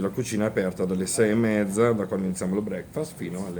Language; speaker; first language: Italian; native; Italian